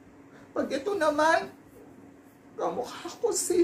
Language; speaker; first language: Filipino; native; Filipino